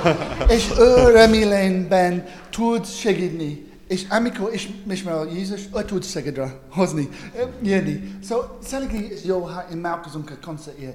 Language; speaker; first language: Hungarian; non-native, learner; English